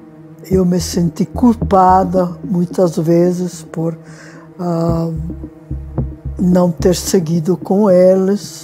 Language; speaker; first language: Portuguese; non-native, fluent; Hungarian